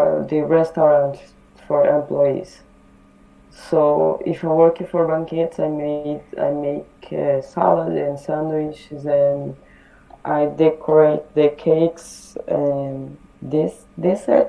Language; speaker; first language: English; non-native, learner; Portuguese